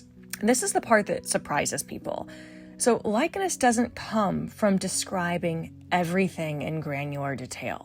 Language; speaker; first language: English; native; English